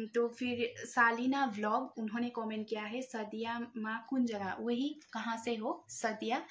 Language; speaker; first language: Hindi; non-native, local second language; Nepali